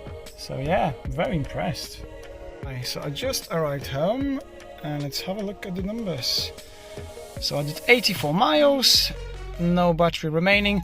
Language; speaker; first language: English; non-native, fluent; Polish